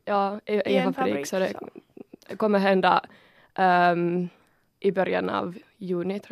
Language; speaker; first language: Swedish; non-native, local second language; Finnish